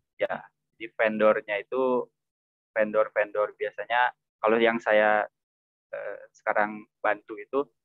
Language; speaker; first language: Indonesian; native; Indonesian